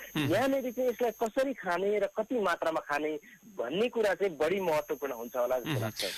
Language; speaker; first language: Nepali; native; Nepali